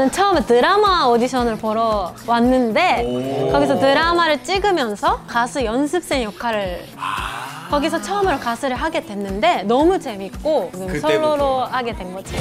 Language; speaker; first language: Korean; non-native, fluent; Japanese